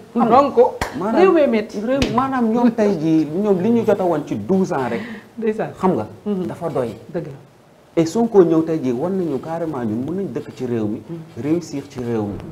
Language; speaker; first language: Wolof; native; Wolof